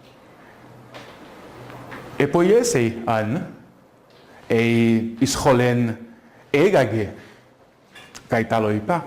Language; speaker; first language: Greek; non-native, fluent; Portuguese